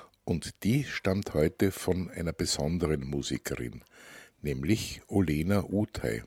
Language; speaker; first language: German; native; German